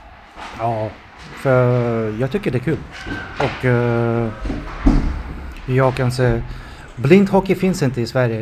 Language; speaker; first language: Swedish; non-native, fluent; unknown